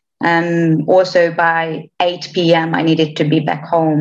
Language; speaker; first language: English; non-native, fluent; Romanian